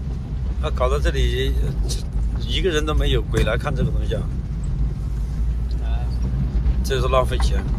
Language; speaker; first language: Chinese; native; Chinese